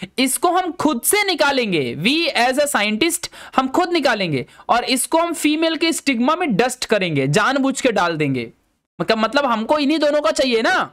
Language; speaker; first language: Hindi; native; Hindi